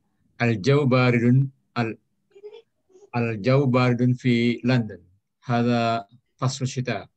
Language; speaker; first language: Arabic; non-native, learner; Indonesian